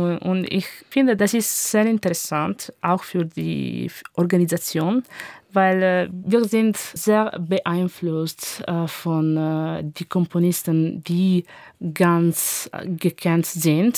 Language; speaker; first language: German; non-native, learner; Italian